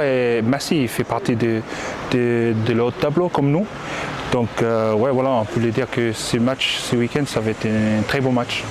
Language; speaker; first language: French; non-native, fluent; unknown